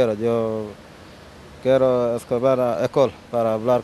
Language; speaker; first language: Spanish; non-native, learner; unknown